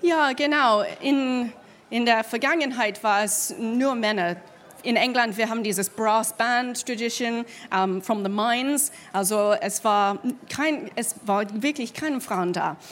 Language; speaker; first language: German; non-native, learner; English